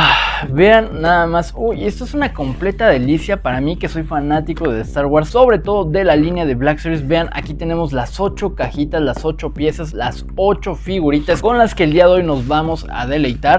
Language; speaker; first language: Spanish; native; Spanish